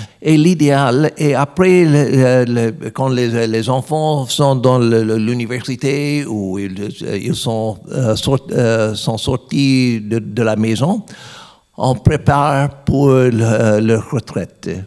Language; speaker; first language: French; non-native, learner; English